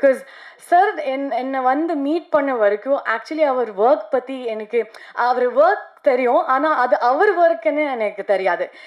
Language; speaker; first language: Tamil; non-native, learner; Kannada